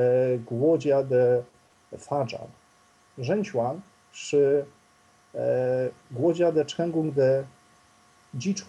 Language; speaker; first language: Chinese; non-native, fluent; Polish